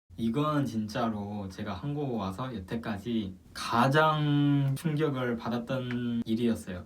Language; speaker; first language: Korean; non-native, fluent; Chinese